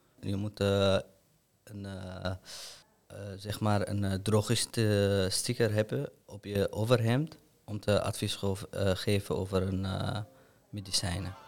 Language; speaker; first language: Dutch; non-native, learner; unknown